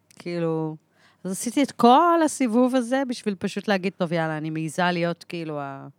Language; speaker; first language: Hebrew; early bilingual, other home language; English